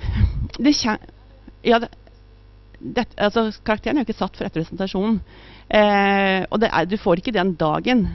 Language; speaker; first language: Norwegian; native; Norwegian